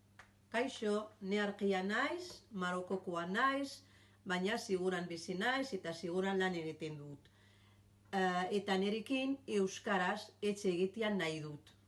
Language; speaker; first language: Basque; non-native, learner; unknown